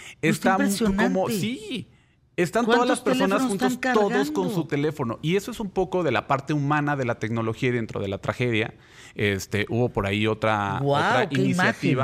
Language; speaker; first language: Spanish; native; Spanish